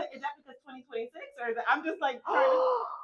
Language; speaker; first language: English; native; English